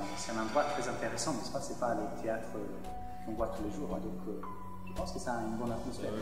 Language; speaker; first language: French; non-native, fluent; Italian